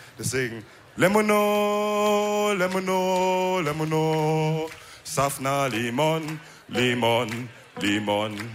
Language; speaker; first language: German; early bilingual, other home language; Wolof